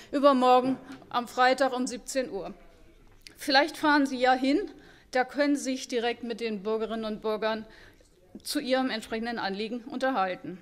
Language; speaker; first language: German; native; German